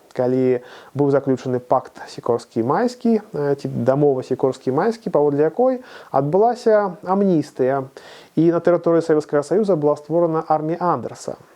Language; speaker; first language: Belarusian; native; Belarusian